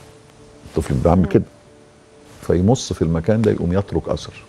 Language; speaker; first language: Arabic; native; Arabic